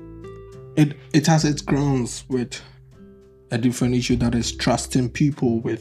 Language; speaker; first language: English; non-native, local second language; Akan